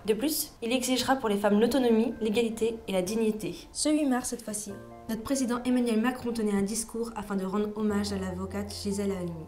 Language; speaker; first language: French; native; French